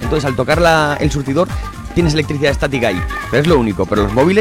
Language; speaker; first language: Spanish; native; Spanish